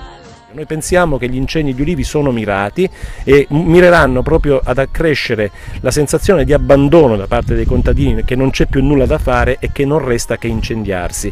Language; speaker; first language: Italian; native; Italian